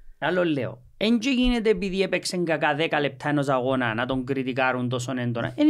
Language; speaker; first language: Greek; native; Greek